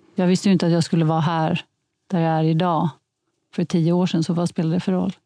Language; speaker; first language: Swedish; native; Swedish